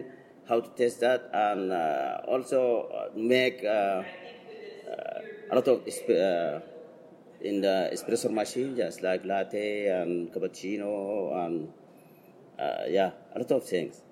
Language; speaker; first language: English; non-native, learner; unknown